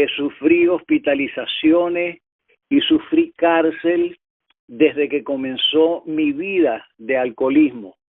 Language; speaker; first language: Spanish; native; Spanish